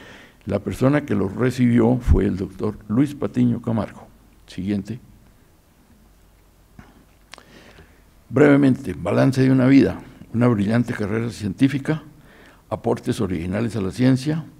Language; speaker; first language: Spanish; native; Spanish